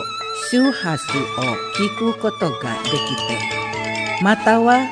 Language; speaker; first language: Japanese; non-native, fluent; Indonesian